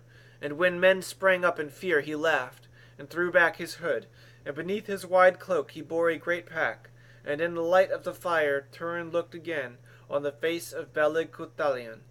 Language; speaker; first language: English; native; English